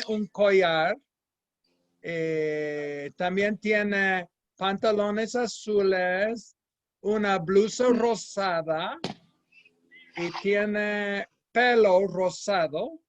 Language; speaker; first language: Spanish; non-native, fluent; English